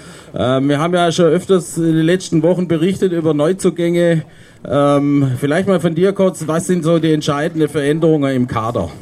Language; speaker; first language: German; native; German